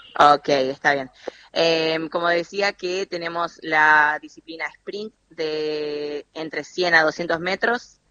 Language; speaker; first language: Spanish; early bilingual, other home language; English